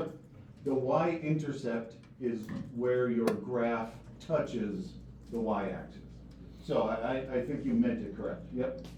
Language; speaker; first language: English; native; English